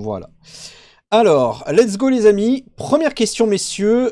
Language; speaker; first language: French; native; French